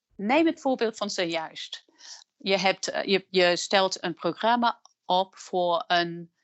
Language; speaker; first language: Dutch; non-native, fluent; English